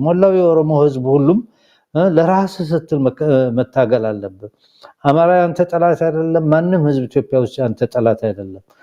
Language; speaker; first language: Amharic; non-native, local second language; Somali